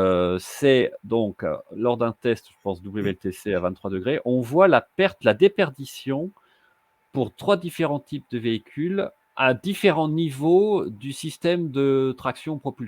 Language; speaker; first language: French; native; French